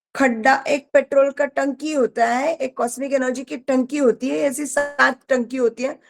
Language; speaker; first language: Hindi; non-native, local second language; Marathi